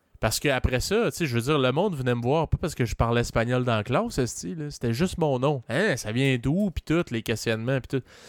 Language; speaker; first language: French; native; French